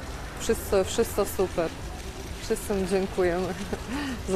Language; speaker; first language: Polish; non-native, learner; Ukrainian